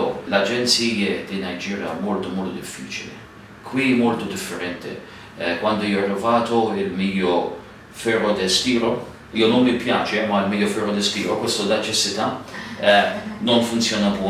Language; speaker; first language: Italian; non-native, learner; English